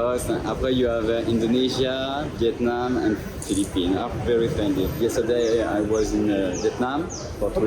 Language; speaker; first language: English; non-native, learner; French